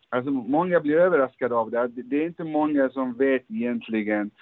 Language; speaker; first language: Swedish; early bilingual, other home language; Persian